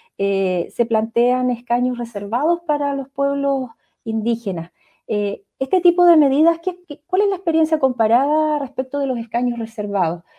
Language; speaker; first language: Spanish; native; Spanish